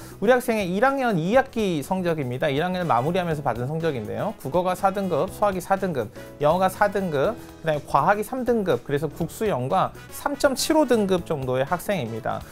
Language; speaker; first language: Korean; native; Korean